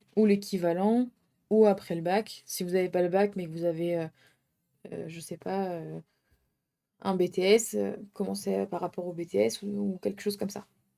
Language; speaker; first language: French; native; French